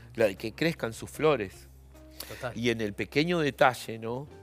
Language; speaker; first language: Spanish; native; Spanish